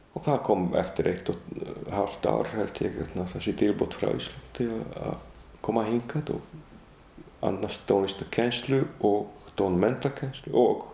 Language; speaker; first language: Icelandic; non-native, fluent; Hungarian